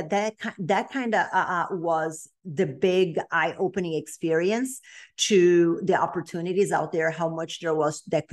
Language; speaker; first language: English; non-native, fluent; Portuguese